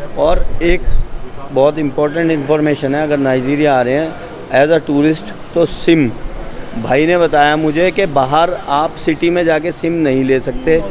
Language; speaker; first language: Hindi; native; Hindi